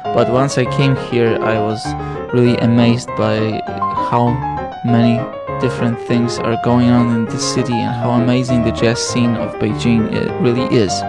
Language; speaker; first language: English; non-native, fluent; Polish